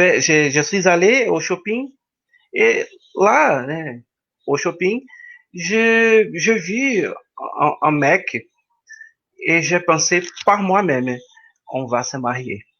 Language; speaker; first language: French; non-native, learner; Portuguese